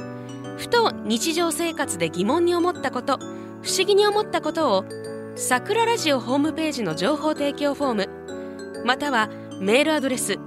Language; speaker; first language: Japanese; native; Japanese